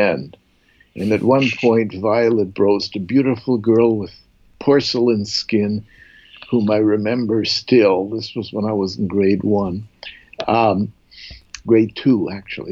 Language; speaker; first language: English; native; English